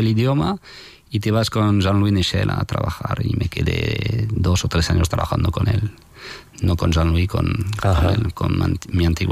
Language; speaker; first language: Spanish; non-native, fluent; French